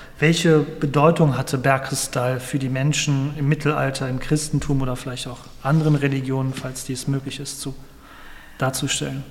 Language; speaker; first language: German; native; German